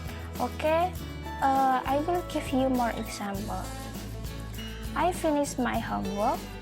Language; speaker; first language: English; non-native, fluent; Indonesian